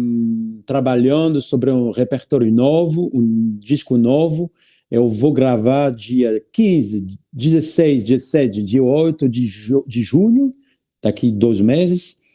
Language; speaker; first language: Portuguese; non-native, learner; French